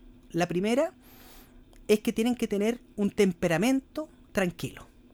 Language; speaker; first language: Spanish; native; Spanish